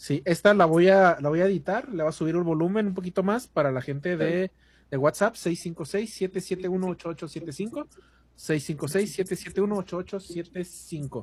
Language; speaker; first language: Spanish; native; Spanish